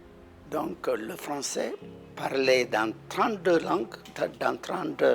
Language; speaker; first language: French; non-native, fluent; Amharic